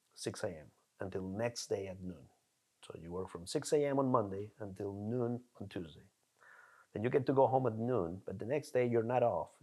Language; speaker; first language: English; non-native, fluent; Spanish